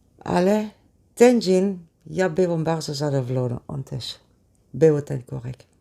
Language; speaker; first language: Polish; non-native, learner; Dutch